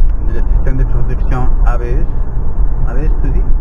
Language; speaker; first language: French; non-native, learner; Spanish